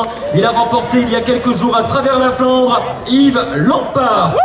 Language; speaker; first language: French; native; French